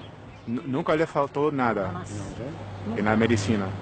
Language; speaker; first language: Spanish; non-native, learner; Portuguese